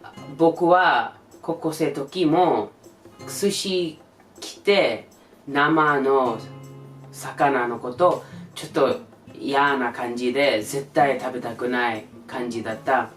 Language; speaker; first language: Japanese; non-native, learner; English